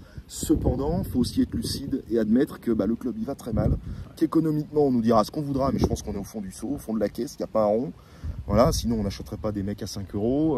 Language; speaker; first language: French; native; French